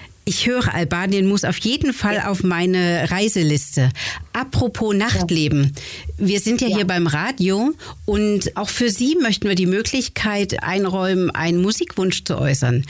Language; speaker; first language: German; native; German